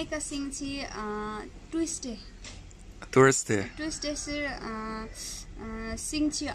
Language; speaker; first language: Chinese; non-native, learner; Nepali